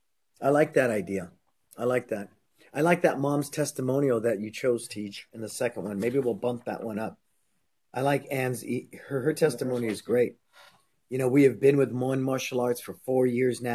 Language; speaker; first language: English; native; English